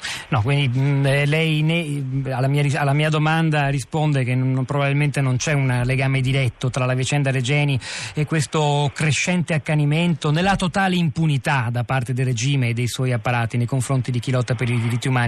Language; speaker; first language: Italian; native; Italian